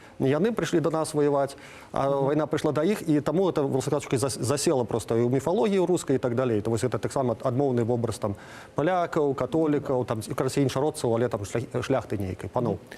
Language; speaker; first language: Belarusian; non-native, local second language; Russian